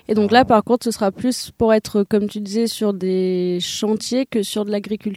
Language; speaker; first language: French; native; French